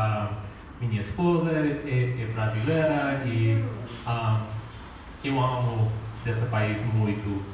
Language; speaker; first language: Portuguese; non-native, learner; English